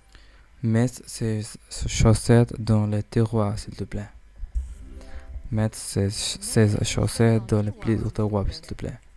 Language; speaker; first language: French; non-native, learner; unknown